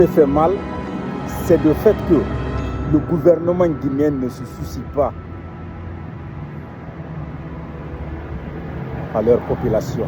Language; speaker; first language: French; non-native, local second language; Fula